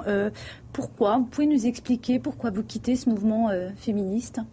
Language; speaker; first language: French; native; French